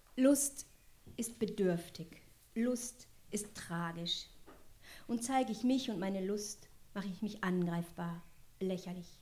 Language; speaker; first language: German; non-native, local second language; French